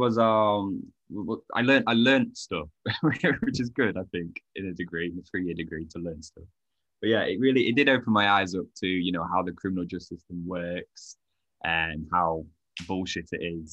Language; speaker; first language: English; native; English